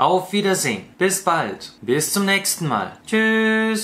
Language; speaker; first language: German; non-native, fluent; Russian